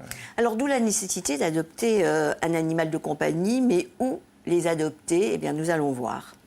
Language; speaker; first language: French; native; French